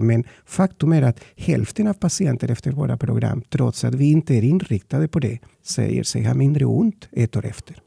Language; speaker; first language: Swedish; non-native, fluent; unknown